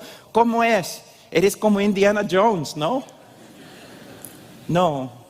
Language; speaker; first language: Spanish; non-native, fluent; English